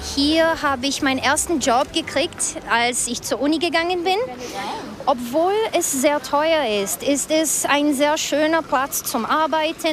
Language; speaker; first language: German; non-native, fluent; Portuguese